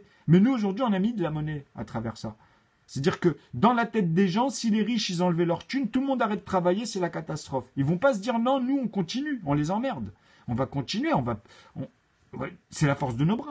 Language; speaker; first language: French; native; French